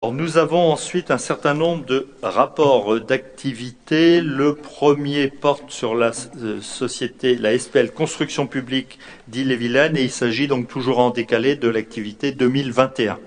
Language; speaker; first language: French; native; French